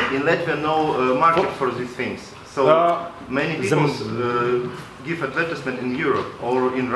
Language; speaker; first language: English; non-native, local second language; Latvian